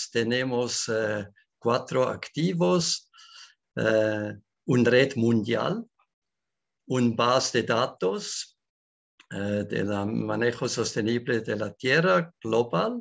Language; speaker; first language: Spanish; non-native, learner; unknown